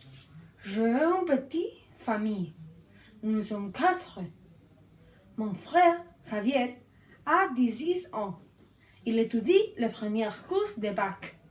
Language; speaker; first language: French; non-native, learner; Spanish